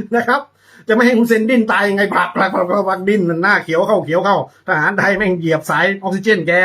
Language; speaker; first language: Thai; native; Thai